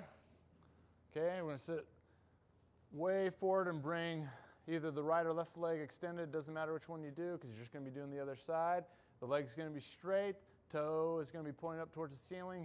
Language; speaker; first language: English; native; English